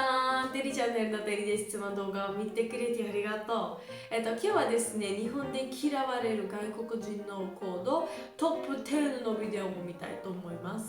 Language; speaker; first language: Japanese; non-native, learner; Georgian